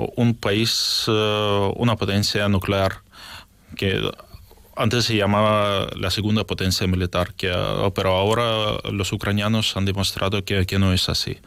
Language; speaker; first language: Spanish; non-native, fluent; Ukrainian